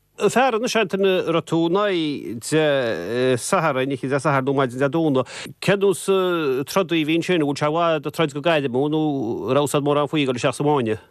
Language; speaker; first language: Irish; native; Irish